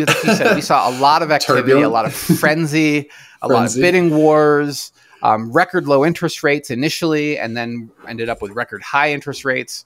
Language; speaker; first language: English; native; English